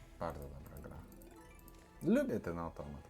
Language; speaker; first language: Polish; non-native, learner; Russian